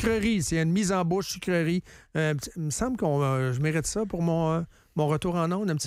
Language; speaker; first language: French; native; French